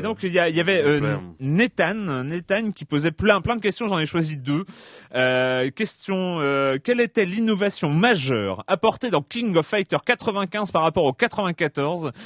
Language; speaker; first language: French; native; French